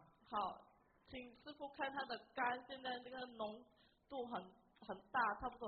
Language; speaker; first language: Chinese; native; Chinese